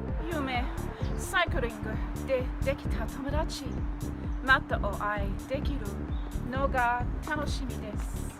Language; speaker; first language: Japanese; non-native, learner; English